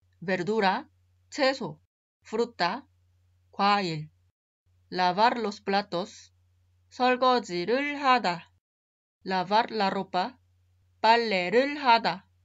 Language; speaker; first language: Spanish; non-native, fluent; Korean